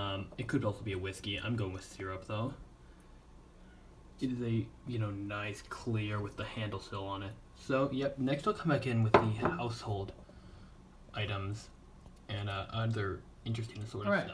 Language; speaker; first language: English; native; English